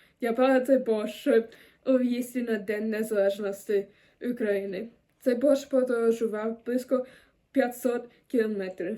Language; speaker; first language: Ukrainian; non-native, learner; German